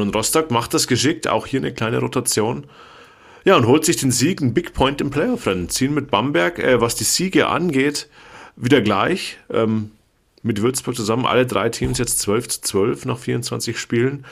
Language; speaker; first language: German; native; German